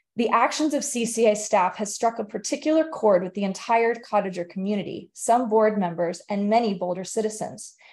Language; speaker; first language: English; native; English